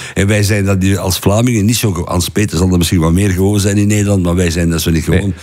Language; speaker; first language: Dutch; native; Dutch